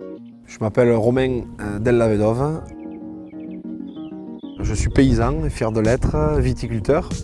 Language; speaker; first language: French; native; French